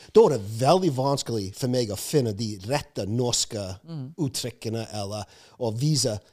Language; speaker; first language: Norwegian; non-native, fluent; English